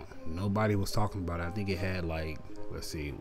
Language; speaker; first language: English; native; English